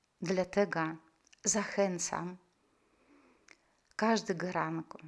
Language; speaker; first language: Polish; non-native, fluent; Russian